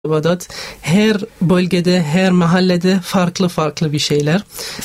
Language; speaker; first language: Turkish; non-native, fluent; Arabic